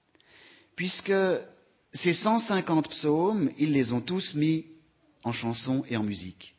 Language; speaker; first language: French; native; French